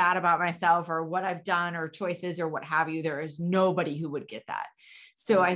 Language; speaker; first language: English; native; English